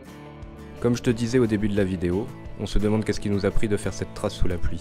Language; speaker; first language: French; native; French